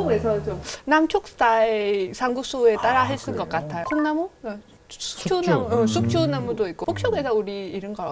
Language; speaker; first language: Korean; non-native, fluent; Vietnamese